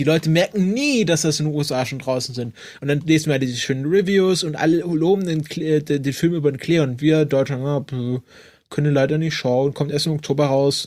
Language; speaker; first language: German; native; German